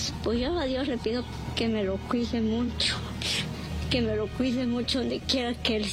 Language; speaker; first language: Spanish; native; Spanish